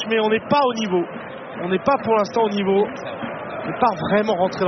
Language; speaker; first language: French; native; French